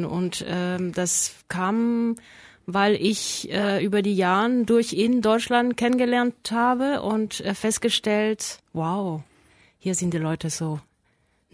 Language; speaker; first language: German; non-native, fluent; French